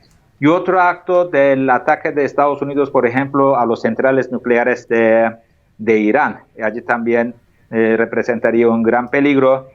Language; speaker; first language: Spanish; non-native, fluent; Turkish